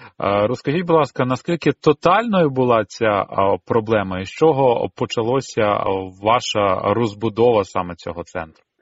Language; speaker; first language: Ukrainian; native; Ukrainian